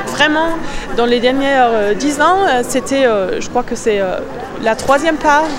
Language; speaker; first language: French; non-native, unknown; German